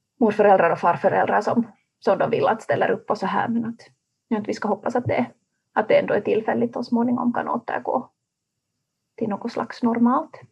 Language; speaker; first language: Swedish; native; Swedish